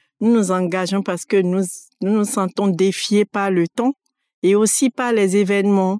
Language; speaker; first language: French; non-native, local second language; Fon